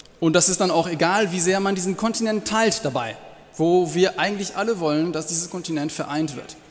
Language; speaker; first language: German; non-native, fluent; French